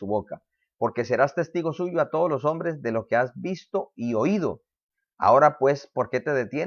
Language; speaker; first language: Spanish; native; Spanish